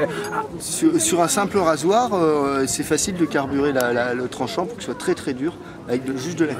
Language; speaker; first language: French; native; French